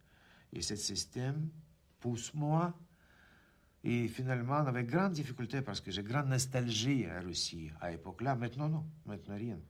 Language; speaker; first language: French; non-native, learner; Russian